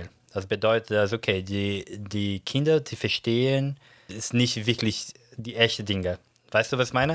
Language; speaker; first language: German; non-native, fluent; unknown